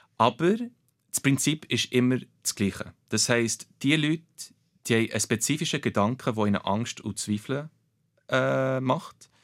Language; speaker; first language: German; early bilingual, other home language; Portuguese